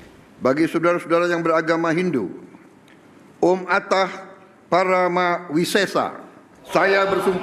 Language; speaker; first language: Indonesian; native; Indonesian